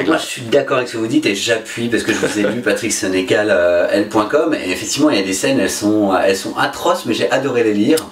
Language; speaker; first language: French; native; French